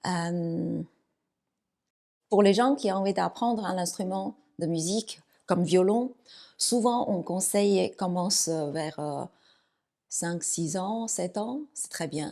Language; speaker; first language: French; non-native, fluent; Chinese